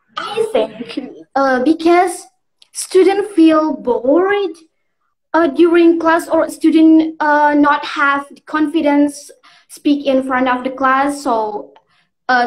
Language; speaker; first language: English; non-native, learner; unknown